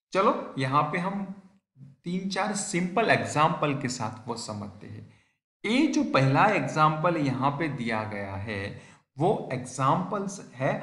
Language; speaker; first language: Hindi; non-native, local second language; Gujarati